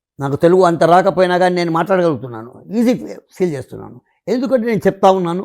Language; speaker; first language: Telugu; native; Telugu